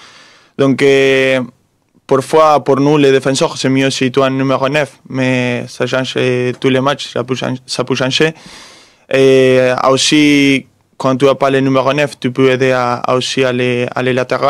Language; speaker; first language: French; non-native, fluent; Spanish